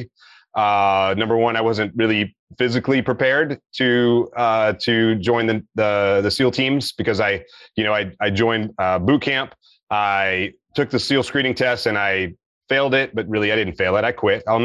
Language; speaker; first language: English; native; English